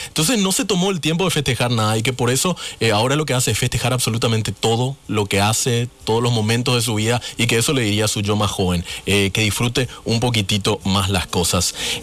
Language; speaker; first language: Spanish; native; Spanish